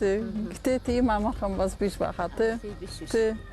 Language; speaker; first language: Mongolian; non-native, fluent; Polish